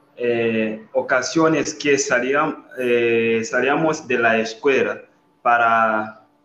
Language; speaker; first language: Spanish; non-native, learner; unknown